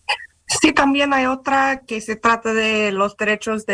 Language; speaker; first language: Spanish; non-native, fluent; English